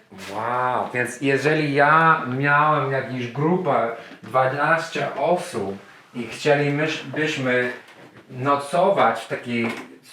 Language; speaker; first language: Polish; non-native, learner; English